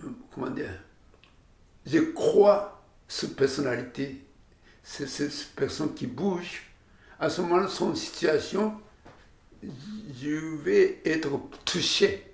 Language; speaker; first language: French; non-native, learner; Japanese